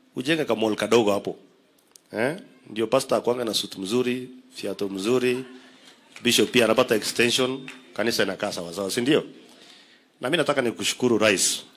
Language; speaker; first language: Swahili; non-native, local second language; Kalenjin